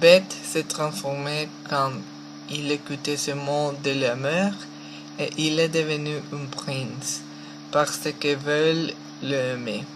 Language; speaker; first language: French; non-native, learner; Spanish